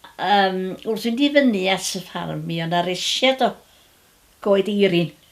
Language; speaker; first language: Welsh; native; Welsh